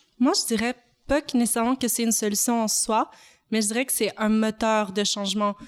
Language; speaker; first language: French; native; French